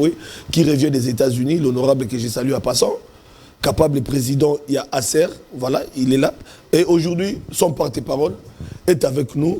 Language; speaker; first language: French; non-native, local second language; Lingala